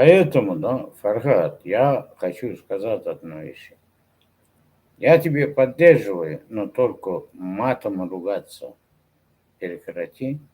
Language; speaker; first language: Russian; non-native, local second language; Turkmen